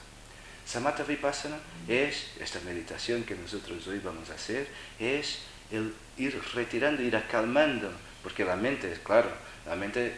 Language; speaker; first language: Spanish; non-native, fluent; Portuguese